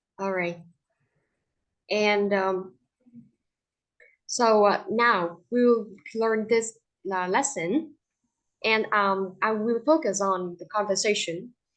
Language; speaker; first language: English; non-native, fluent; Vietnamese